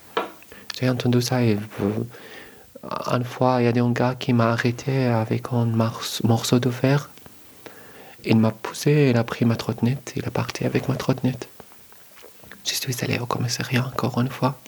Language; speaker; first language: French; non-native, learner; Arabic